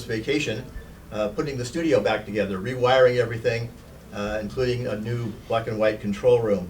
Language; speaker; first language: English; native; English